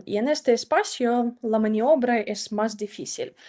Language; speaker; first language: Spanish; non-native, fluent; Ukrainian